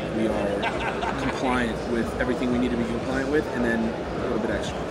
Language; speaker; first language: English; native; English